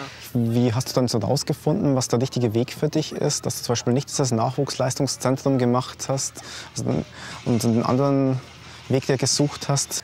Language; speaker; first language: German; native; German